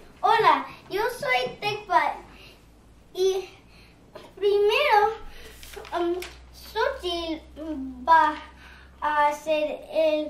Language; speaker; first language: Spanish; non-native, learner; English